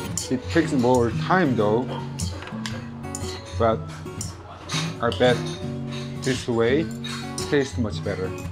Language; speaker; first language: English; non-native, fluent; Korean